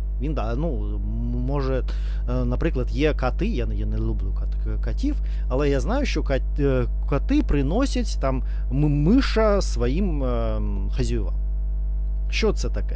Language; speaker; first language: Ukrainian; non-native, learner; Russian